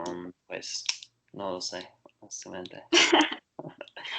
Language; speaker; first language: Spanish; non-native, learner; Portuguese